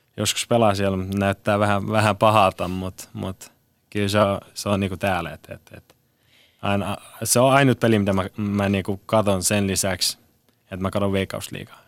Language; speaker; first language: Finnish; non-native, fluent; Persian